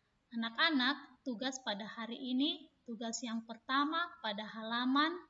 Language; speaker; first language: Indonesian; native; Indonesian